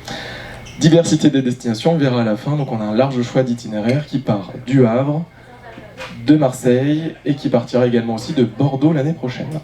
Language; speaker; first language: French; native; French